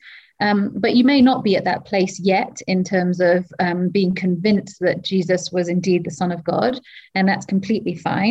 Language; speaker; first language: English; native; English